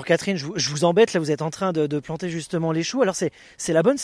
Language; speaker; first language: French; native; French